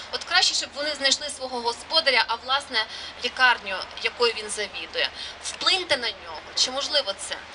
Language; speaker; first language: Ukrainian; native; Ukrainian